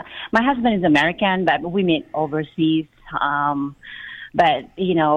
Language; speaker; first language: English; non-native, local second language; Filipino